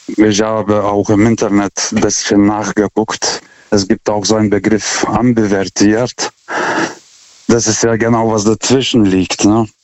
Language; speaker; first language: German; non-native, fluent; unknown